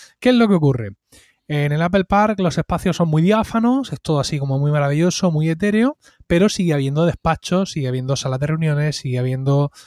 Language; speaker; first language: Spanish; native; Spanish